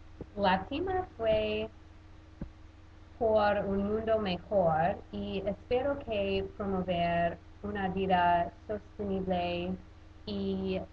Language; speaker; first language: Spanish; non-native, learner; English